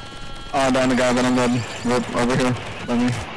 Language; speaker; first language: English; native; English